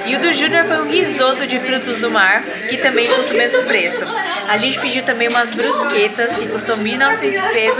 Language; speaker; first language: Portuguese; native; Portuguese